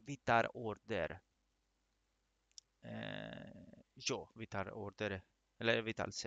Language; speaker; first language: Swedish; non-native, fluent; Greek